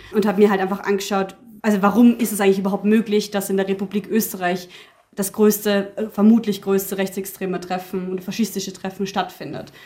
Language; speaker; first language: German; native; German